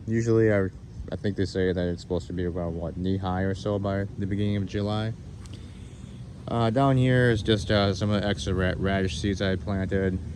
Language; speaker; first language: English; native; English